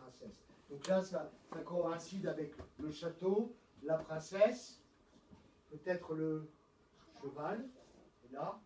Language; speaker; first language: French; native; French